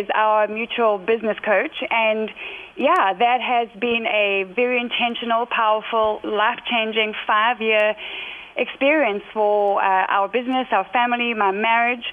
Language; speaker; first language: English; native; English